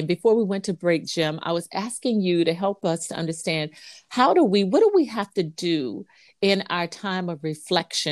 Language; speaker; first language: English; native; English